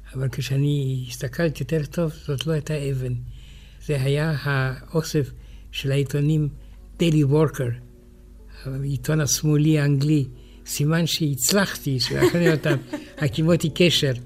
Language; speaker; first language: Hebrew; non-native, fluent; French